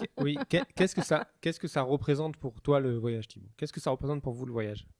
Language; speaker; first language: French; native; French